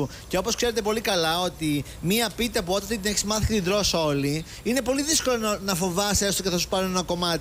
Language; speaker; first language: Greek; native; Greek